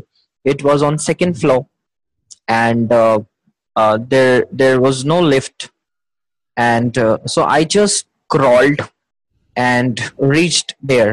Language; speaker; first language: English; non-native, local second language; Hindi